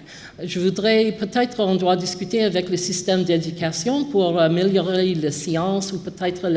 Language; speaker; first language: French; non-native, local second language; English